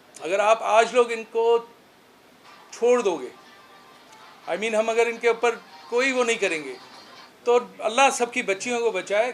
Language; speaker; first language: Urdu; non-native, local second language; Sindhi